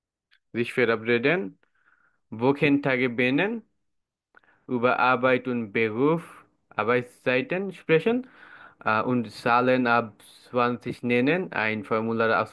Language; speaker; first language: German; non-native, learner; Bangla